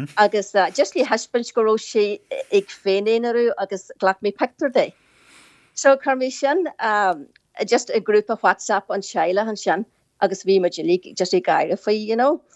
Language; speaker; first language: Irish; native; Irish